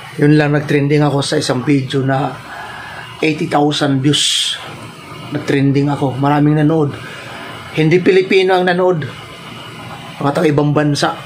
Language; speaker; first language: Filipino; non-native, local second language; Waray